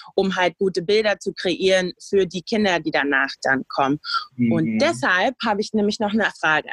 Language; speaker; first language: German; native; German